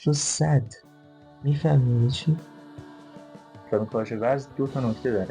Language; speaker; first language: Persian; native; Persian